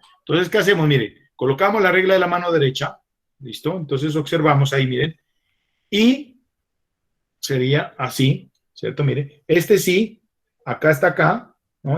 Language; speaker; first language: Spanish; native; Spanish